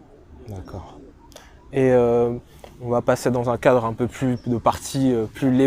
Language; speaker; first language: French; native; French